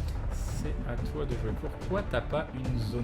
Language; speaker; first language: French; native; French